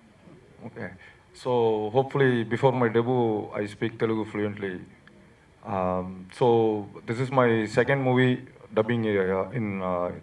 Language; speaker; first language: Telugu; non-native, learner; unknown